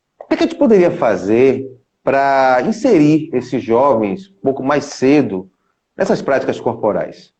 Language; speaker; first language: Portuguese; native; Portuguese